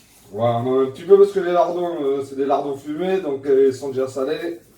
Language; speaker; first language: French; native; French